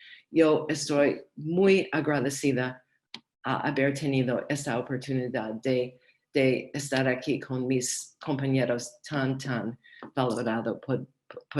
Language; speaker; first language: Spanish; non-native, learner; English